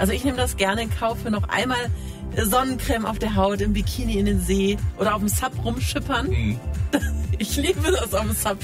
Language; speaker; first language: German; native; German